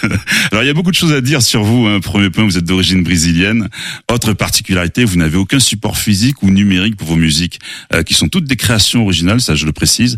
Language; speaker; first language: French; native; French